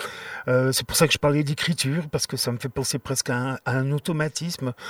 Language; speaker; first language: French; native; French